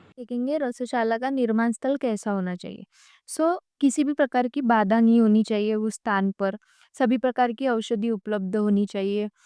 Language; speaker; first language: Hindi; non-native, local second language; Marathi